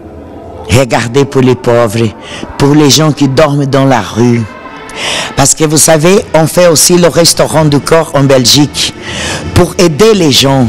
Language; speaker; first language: French; non-native, fluent; Portuguese